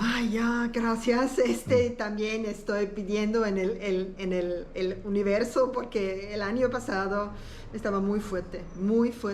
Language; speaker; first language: Spanish; non-native, learner; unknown